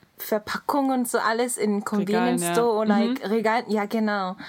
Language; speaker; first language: German; non-native, learner; Japanese